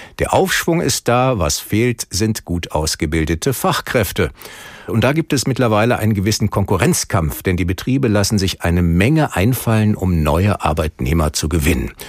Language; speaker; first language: German; native; German